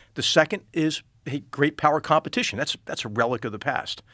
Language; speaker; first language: English; native; English